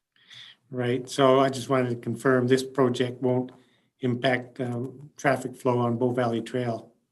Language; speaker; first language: English; native; English